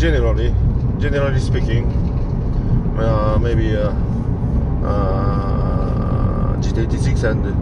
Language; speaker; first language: English; non-native, learner; Japanese